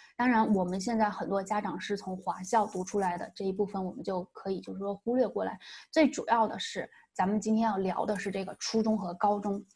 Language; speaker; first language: Chinese; native; Chinese